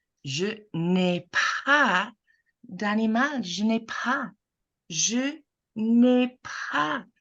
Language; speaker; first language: French; non-native, fluent; English